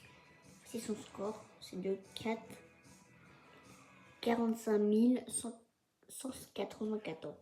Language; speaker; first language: French; native; French